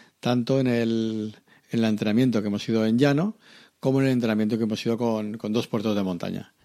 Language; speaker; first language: Spanish; native; Spanish